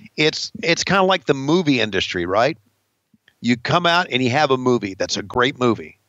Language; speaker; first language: English; native; English